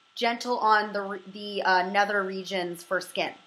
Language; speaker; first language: English; native; English